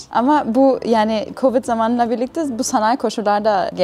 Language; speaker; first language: Turkish; non-native, fluent; German